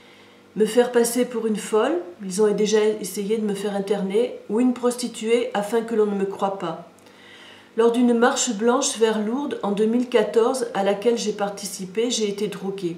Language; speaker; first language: French; native; French